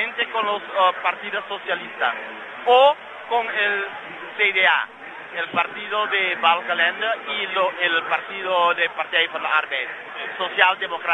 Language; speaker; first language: Spanish; non-native, learner; Dutch